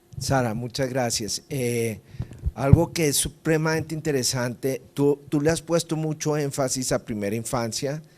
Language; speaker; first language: Spanish; native; Spanish